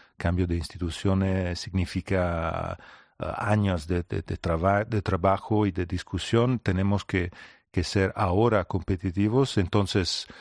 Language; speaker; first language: Spanish; non-native, fluent; Italian